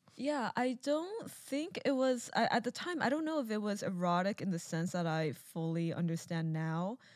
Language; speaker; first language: English; early bilingual, other home language; Chinese